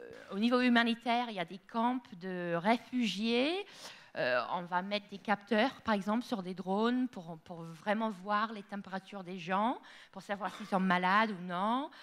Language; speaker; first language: French; non-native, fluent; English